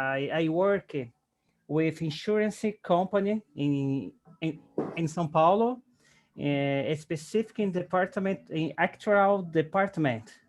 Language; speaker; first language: English; non-native, learner; Portuguese